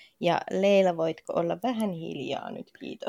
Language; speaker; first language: Finnish; native; Finnish